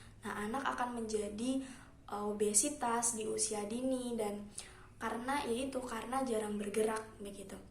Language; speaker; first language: Indonesian; native; Indonesian